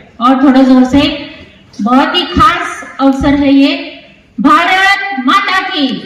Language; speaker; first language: Hindi; non-native, local second language; Kannada